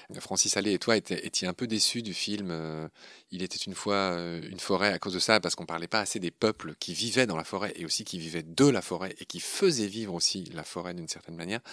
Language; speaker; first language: French; native; French